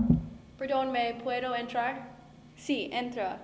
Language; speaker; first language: Spanish; non-native, learner; English